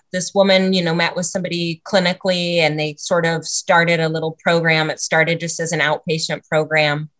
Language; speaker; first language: English; native; English